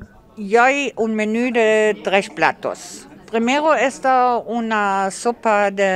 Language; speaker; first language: Spanish; non-native, learner; German